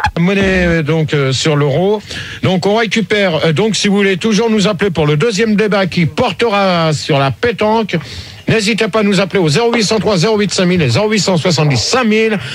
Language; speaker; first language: French; native; French